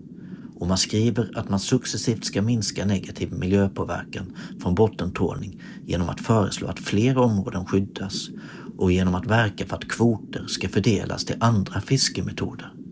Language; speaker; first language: Swedish; native; Swedish